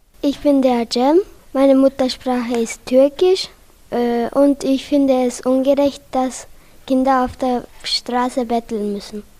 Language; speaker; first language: German; early bilingual, other home language; Turkish